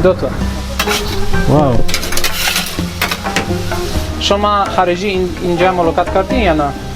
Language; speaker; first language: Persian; non-native, learner; Polish